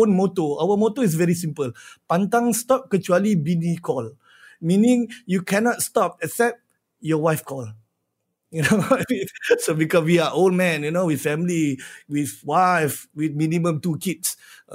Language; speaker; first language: English; non-native, local second language; Malay